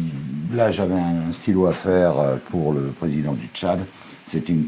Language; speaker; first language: French; native; French